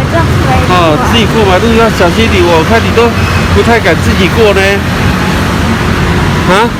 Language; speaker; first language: Chinese; native; Chinese